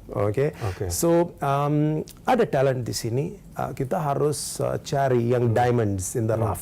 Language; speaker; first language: Indonesian; non-native, learner; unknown